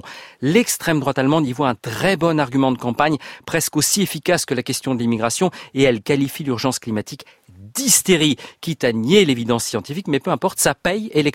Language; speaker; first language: French; native; French